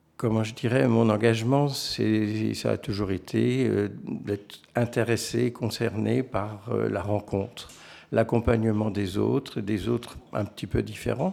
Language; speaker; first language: French; native; French